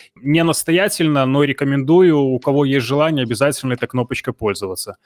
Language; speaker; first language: Russian; non-native, local second language; Belarusian